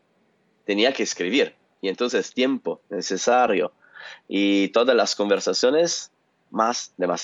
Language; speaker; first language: Spanish; non-native, learner; Italian